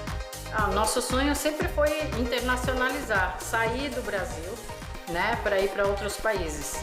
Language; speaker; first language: Portuguese; early bilingual, other home language; Korean